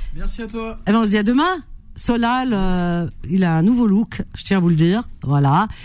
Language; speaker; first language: French; native; French